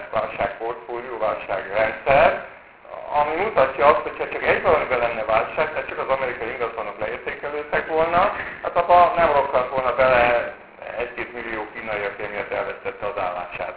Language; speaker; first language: Hungarian; native; Hungarian